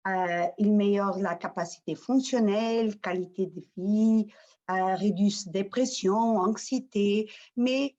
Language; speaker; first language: French; non-native, fluent; Portuguese